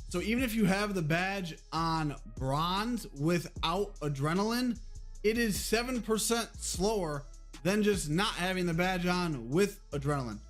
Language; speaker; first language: English; native; English